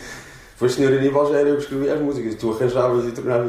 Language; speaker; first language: Portuguese; native; Portuguese